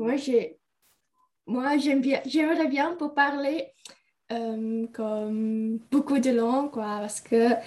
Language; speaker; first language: French; non-native, learner; Indonesian